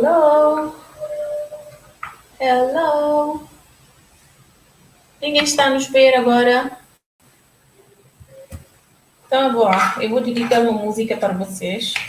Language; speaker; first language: Portuguese; non-native, local second language; Tetum